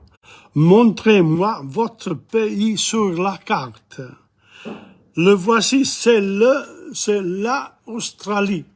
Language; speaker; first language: French; non-native, fluent; English